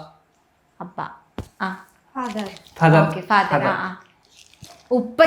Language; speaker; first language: Malayalam; native; Malayalam